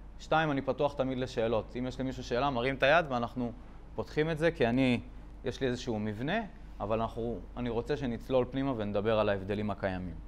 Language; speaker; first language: Hebrew; native; Hebrew